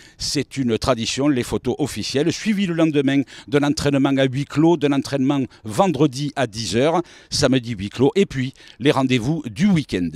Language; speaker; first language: French; native; French